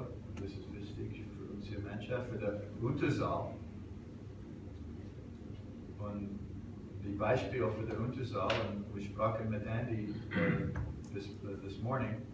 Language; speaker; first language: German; non-native, learner; English